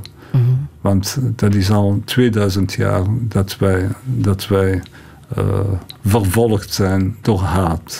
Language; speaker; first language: Dutch; non-native, local second language; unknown